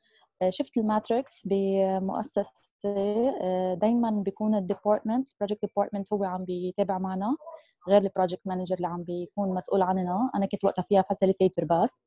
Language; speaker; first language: Arabic; native; Arabic